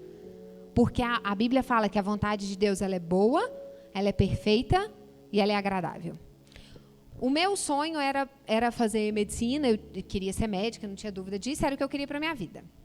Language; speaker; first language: Portuguese; native; Portuguese